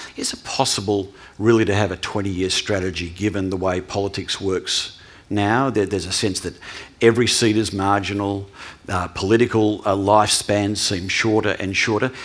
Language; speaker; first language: English; native; English